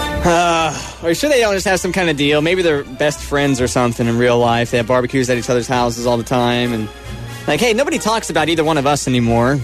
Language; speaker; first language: English; native; English